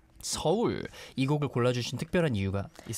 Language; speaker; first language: Korean; native; Korean